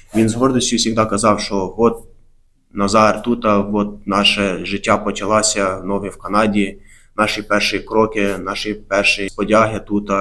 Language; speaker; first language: Ukrainian; early bilingual, heritage; Ukrainian